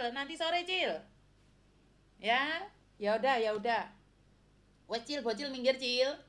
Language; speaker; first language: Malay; non-native, local second language; Javanese